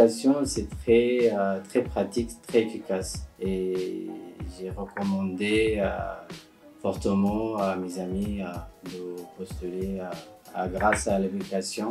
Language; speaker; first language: French; non-native, learner; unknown